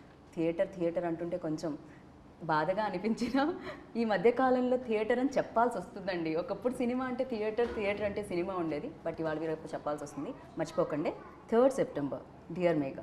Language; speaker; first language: Telugu; native; Telugu